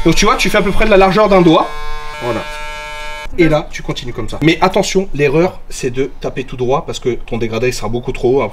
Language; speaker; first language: French; native; French